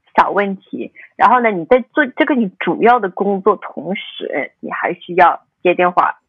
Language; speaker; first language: Chinese; early bilingual, heritage; Chinese